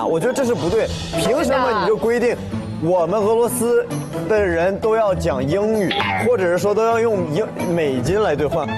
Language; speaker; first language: Chinese; non-native, fluent; Russian